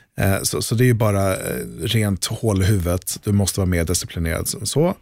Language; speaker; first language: Swedish; native; Swedish